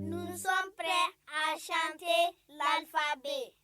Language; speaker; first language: French; non-native, local second language; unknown